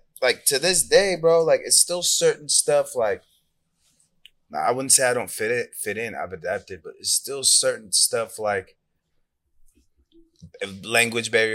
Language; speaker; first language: English; non-native, fluent; Persian